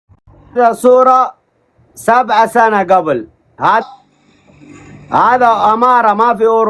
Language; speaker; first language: Arabic; non-native, learner; Oromo